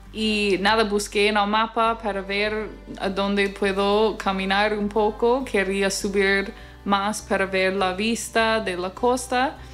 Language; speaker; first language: Spanish; non-native, fluent; English